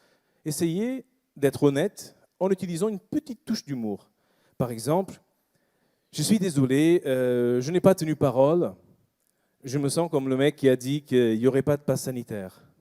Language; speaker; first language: French; non-native, fluent; Portuguese